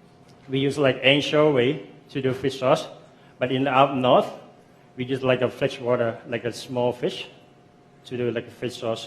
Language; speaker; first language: English; non-native, fluent; Thai